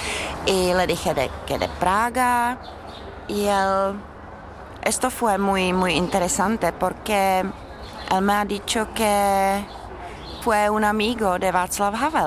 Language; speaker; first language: Spanish; non-native, fluent; Czech